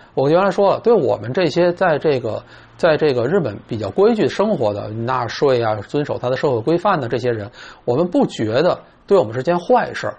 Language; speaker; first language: Chinese; native; Chinese